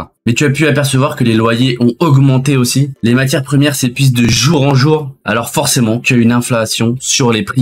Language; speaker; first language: French; native; French